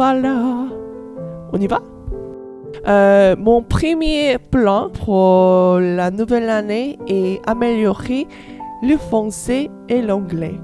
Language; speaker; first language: French; non-native, learner; Korean